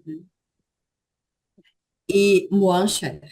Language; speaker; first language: French; non-native, learner; Portuguese